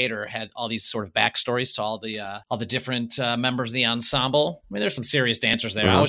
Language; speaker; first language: English; early bilingual, other home language; Polish